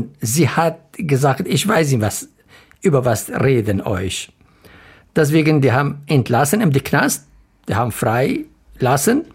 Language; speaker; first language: German; non-native, learner; Arabic